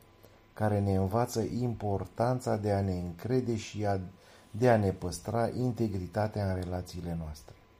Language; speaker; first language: Romanian; native; Romanian